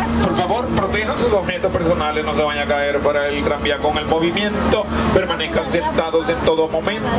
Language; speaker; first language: Spanish; native; Spanish